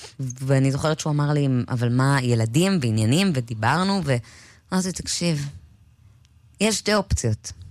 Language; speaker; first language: Hebrew; native; Hebrew